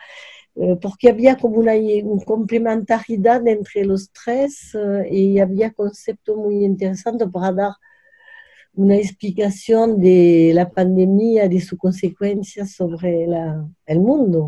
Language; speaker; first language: Spanish; non-native, learner; French